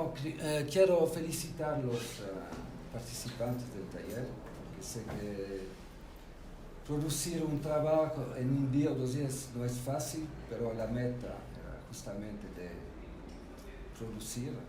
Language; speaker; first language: Spanish; non-native, fluent; French